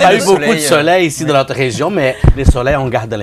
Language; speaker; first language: French; non-native, fluent; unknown